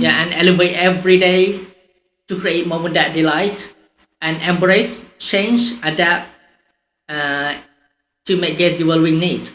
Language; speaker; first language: English; non-native, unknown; Thai